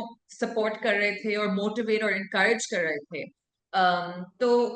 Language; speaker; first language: Hindi; non-native, local second language; English